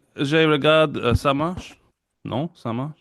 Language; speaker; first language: French; non-native, learner; English